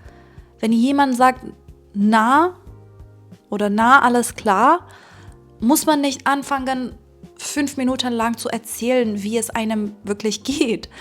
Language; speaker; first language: German; non-native, fluent; Persian